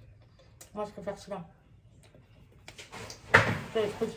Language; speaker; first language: French; native; French